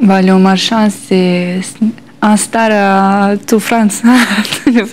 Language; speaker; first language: French; non-native, learner; Russian